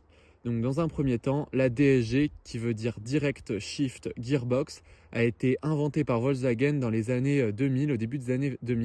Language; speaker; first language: French; native; French